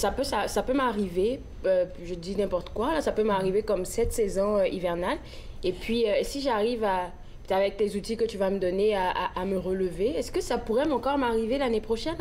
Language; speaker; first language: French; native; French